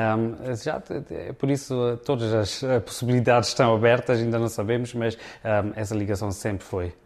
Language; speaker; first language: Portuguese; early bilingual, heritage; Portuguese